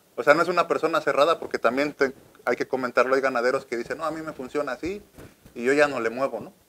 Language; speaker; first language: Spanish; native; Spanish